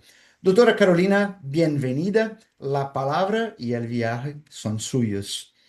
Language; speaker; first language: Spanish; non-native, fluent; Portuguese